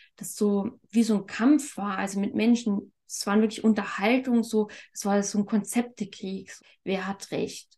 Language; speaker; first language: German; native; German